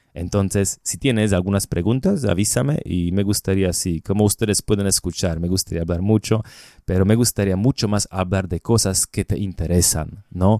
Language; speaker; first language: Spanish; non-native, fluent; Slovak